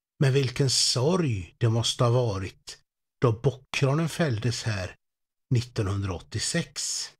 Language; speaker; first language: Swedish; native; Swedish